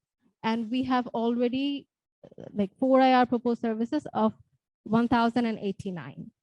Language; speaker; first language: English; non-native, local second language; Bangla